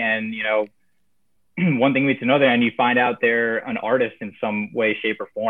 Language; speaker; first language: English; native; English